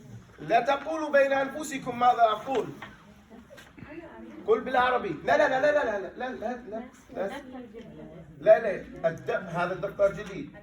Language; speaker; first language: Arabic; non-native, fluent; English